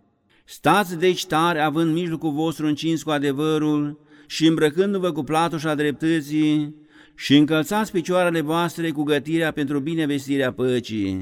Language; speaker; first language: Romanian; native; Romanian